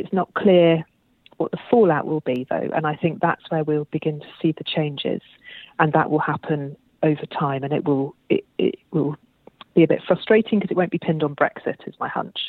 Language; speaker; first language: English; native; English